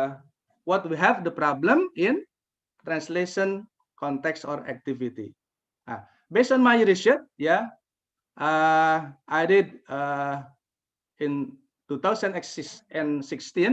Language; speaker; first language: English; non-native, fluent; Indonesian